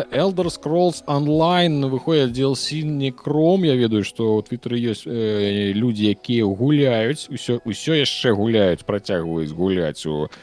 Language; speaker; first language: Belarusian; non-native, local second language; Russian